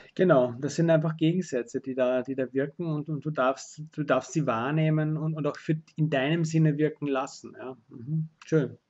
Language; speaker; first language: German; native; German